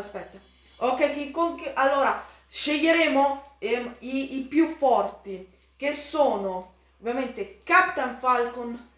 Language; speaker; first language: Italian; native; Italian